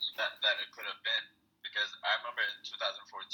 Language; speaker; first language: English; non-native, fluent; Amharic